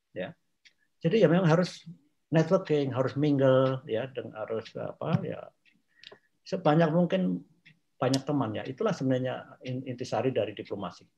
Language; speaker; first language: Indonesian; non-native, local second language; Javanese